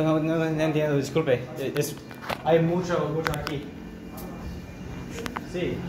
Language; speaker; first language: Spanish; non-native, learner; English